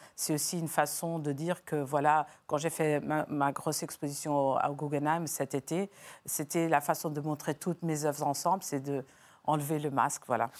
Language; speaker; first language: French; non-native, fluent; Portuguese